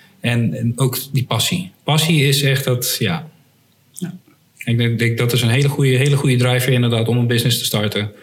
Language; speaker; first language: Dutch; native; Dutch